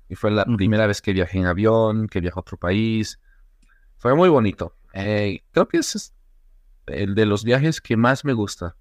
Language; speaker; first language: Spanish; native; Spanish